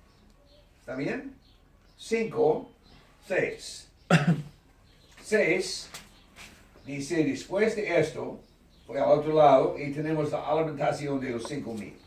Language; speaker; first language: Spanish; non-native, learner; English